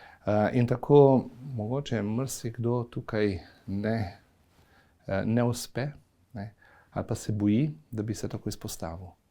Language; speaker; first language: Slovenian; native; Slovenian